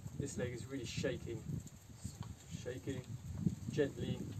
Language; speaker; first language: English; native; English